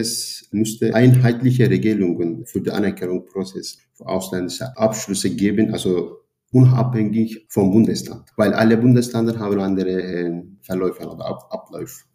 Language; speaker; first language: German; non-native, fluent; Turkish